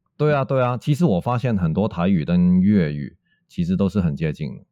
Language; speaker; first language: Chinese; non-native, local second language; Cantonese